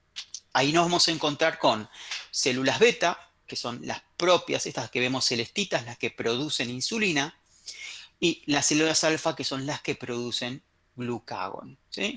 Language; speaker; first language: Spanish; native; Spanish